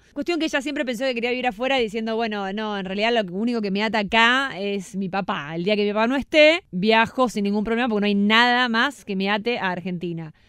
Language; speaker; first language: Spanish; native; Spanish